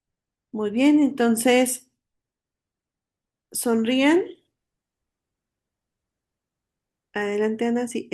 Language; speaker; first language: Spanish; native; Spanish